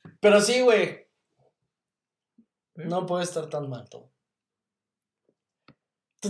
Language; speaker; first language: Spanish; native; Spanish